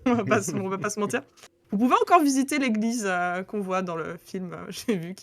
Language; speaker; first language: French; native; French